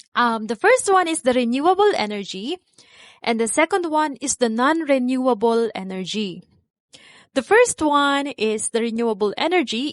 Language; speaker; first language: English; non-native, local second language; Filipino